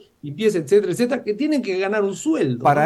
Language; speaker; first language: Spanish; native; Spanish